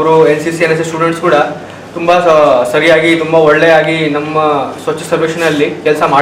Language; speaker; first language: Kannada; non-native, fluent; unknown